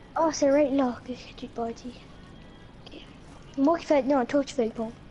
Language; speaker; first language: French; native; French